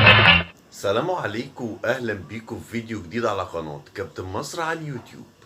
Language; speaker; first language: Arabic; native; Arabic